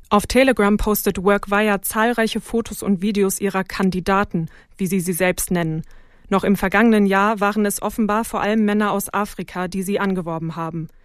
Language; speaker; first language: German; native; German